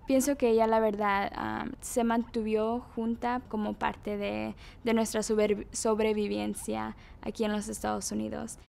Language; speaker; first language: Spanish; early bilingual, other home language; English